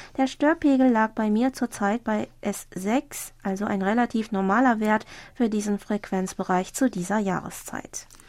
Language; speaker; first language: German; non-native, fluent; Korean